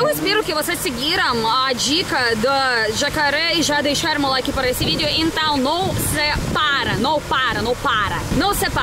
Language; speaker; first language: Portuguese; non-native, fluent; Russian